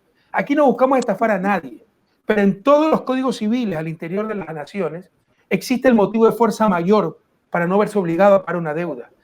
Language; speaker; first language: Spanish; native; Spanish